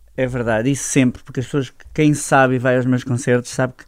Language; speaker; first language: Portuguese; native; Portuguese